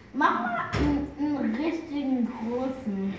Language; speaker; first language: German; early bilingual, other home language; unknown